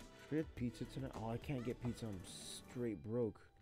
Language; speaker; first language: English; native; English